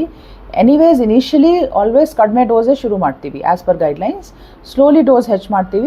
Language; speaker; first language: Kannada; non-native, learner; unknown